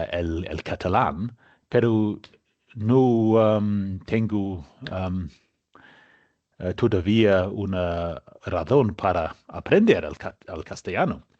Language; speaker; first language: Spanish; non-native, learner; English